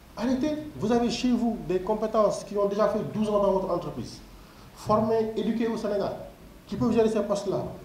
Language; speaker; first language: French; non-native, local second language; Wolof